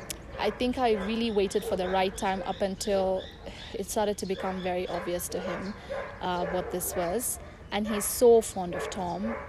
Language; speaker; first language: English; non-native, local second language; Tamil